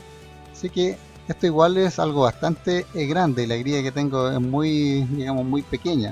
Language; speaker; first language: Spanish; native; Spanish